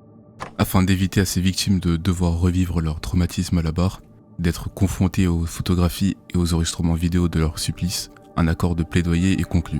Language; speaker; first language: French; native; French